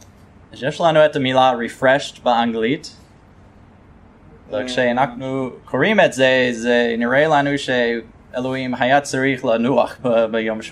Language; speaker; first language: Hebrew; non-native, fluent; English